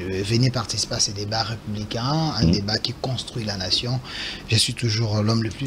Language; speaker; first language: French; non-native, local second language; Lingala